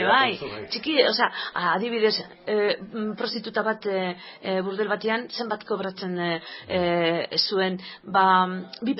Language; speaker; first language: Basque; non-native, local second language; Spanish